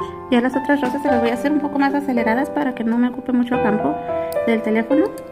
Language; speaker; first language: Spanish; early bilingual, heritage; Spanish